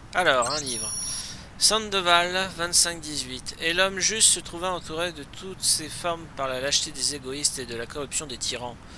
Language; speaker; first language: French; native; French